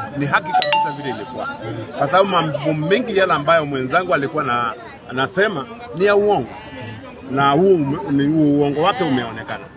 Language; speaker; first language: Swahili; non-native, local second language; Gusii